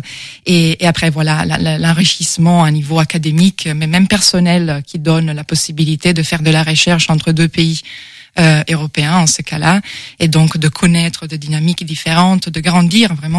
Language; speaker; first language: French; non-native, fluent; Italian